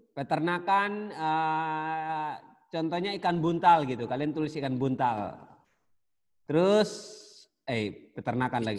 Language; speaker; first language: Indonesian; native; Indonesian